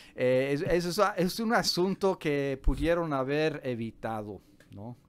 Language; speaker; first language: Spanish; non-native, fluent; English